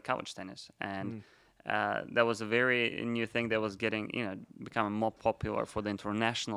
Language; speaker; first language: English; non-native, fluent; Russian